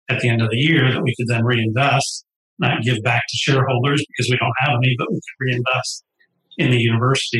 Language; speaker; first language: English; native; English